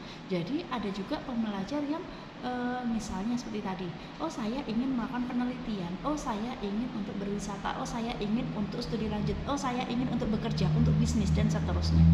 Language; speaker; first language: Indonesian; native; Indonesian